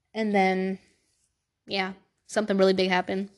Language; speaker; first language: English; native; English